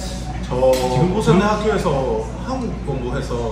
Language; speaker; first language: Korean; non-native, learner; Spanish